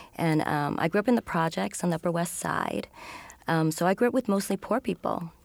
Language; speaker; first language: English; native; English